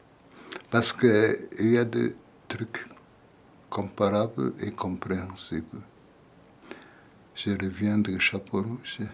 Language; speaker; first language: French; non-native, fluent; German